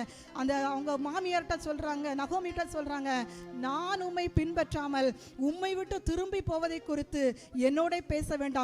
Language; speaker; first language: Tamil; native; Tamil